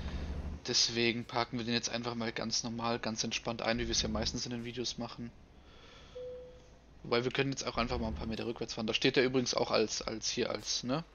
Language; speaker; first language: German; native; German